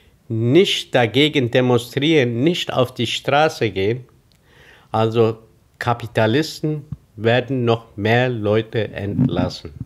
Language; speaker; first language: German; non-native, fluent; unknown